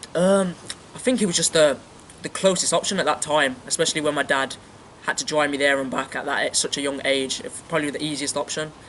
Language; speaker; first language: English; native; English